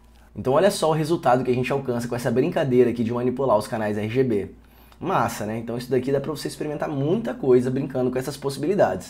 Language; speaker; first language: Portuguese; native; Portuguese